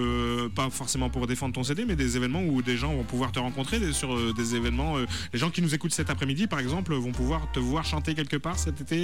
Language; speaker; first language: French; native; French